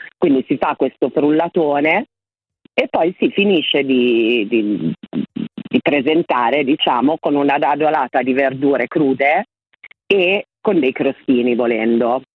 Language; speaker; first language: Italian; native; Italian